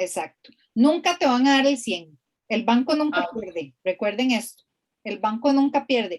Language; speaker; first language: Spanish; native; Spanish